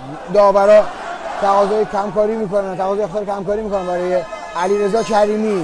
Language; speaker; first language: Persian; native; Persian